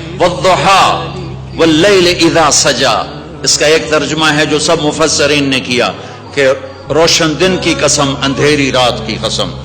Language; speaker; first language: Urdu; non-native, local second language; Punjabi